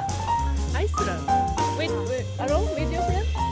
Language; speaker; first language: English; non-native, learner; Japanese